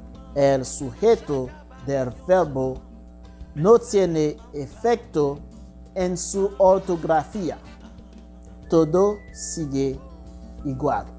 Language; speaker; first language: Spanish; non-native, fluent; Haitian Creole